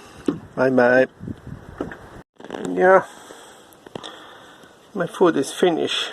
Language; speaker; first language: English; non-native, learner; Thai